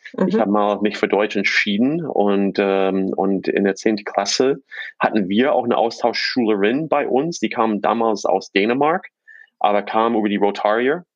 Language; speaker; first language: German; non-native, fluent; English